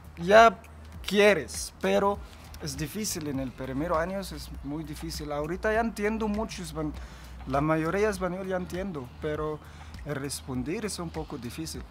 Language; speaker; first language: Spanish; non-native, learner; Arabic